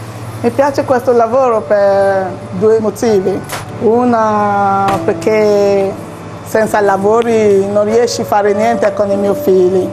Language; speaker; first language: Italian; non-native, learner; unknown